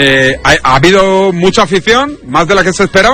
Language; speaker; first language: Spanish; native; Spanish